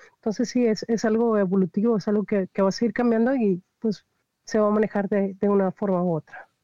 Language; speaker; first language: Spanish; native; Spanish